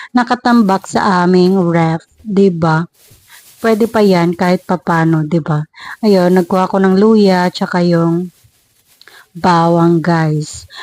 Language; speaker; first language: Filipino; non-native, local second language; Iloko